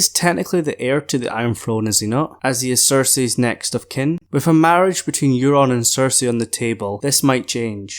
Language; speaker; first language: English; native; English